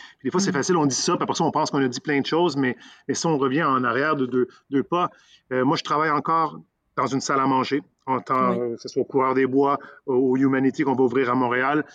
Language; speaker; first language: French; native; French